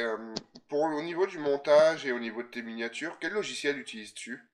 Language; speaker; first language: French; native; French